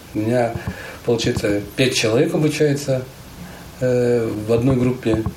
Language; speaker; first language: Russian; native; Russian